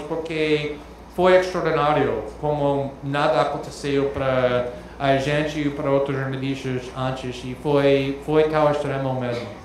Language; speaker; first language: Portuguese; non-native, fluent; English